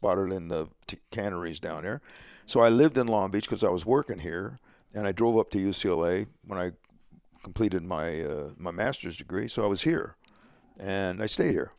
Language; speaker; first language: English; native; English